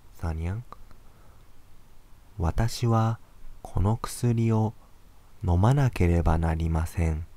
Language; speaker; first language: Japanese; non-native, fluent; Arabic